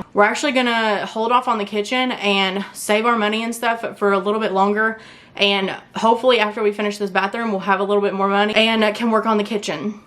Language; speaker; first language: English; native; English